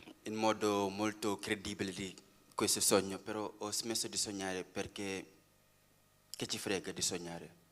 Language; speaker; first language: Italian; non-native, learner; Wolof